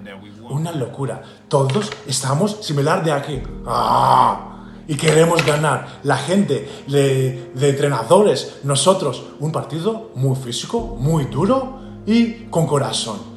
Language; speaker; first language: Spanish; non-native, learner; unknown